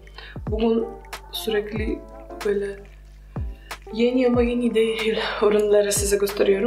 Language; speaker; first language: Turkish; non-native, fluent; Polish